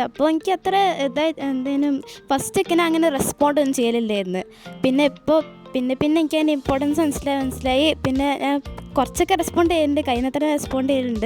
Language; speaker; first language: Malayalam; early bilingual, heritage; Malayalam